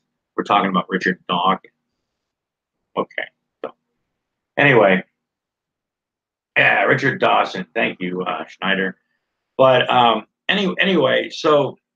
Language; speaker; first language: English; native; English